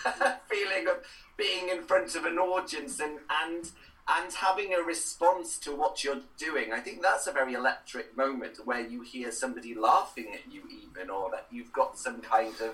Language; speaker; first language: English; non-native, local second language; Welsh